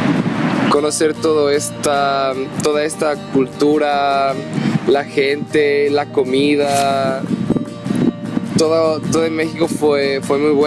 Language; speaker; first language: Spanish; non-native, fluent; Portuguese